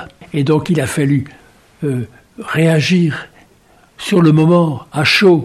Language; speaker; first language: French; native; French